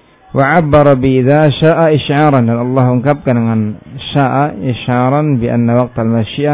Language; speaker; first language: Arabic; non-native, fluent; Indonesian